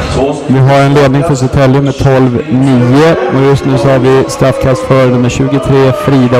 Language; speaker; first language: Swedish; native; Swedish